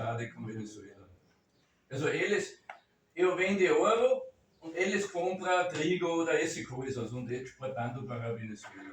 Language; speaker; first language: Portuguese; non-native, learner; German